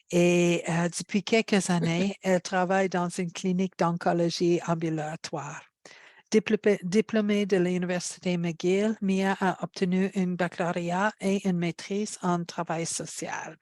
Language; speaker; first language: French; non-native, fluent; English